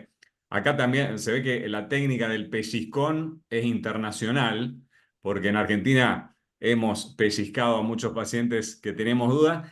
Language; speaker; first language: Spanish; native; Spanish